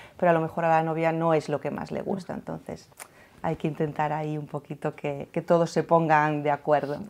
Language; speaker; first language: Spanish; native; Spanish